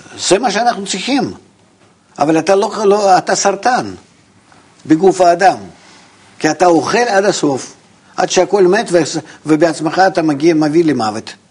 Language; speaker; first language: Hebrew; non-native, fluent; Russian